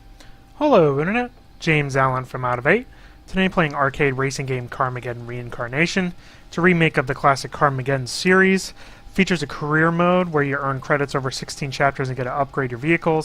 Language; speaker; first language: English; native; English